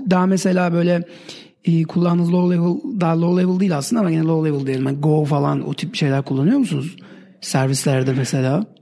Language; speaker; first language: Turkish; native; Turkish